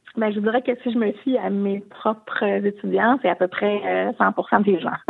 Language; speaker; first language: French; native; French